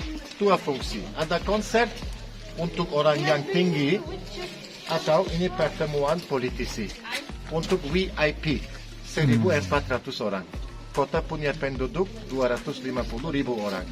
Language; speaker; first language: Indonesian; non-native, fluent; Turkish